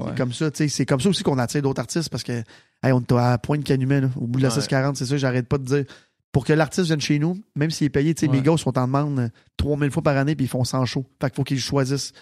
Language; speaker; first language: French; native; French